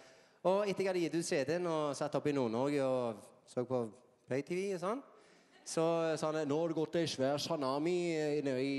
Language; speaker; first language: Norwegian; native; Norwegian